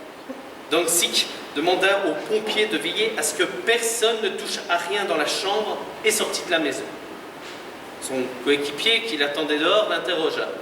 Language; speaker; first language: French; native; French